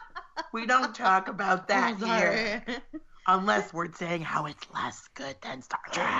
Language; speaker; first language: English; native; English